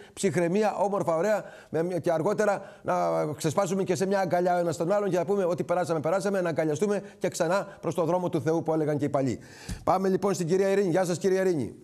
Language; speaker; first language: Greek; native; Greek